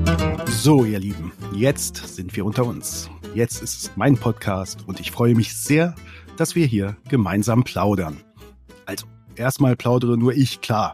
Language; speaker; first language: German; native; German